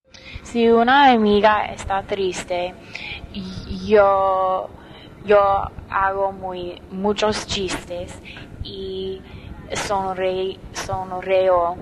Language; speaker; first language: Spanish; non-native, learner; English